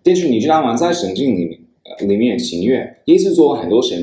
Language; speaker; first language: Chinese; non-native, fluent; English